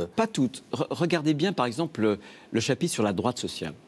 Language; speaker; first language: French; native; French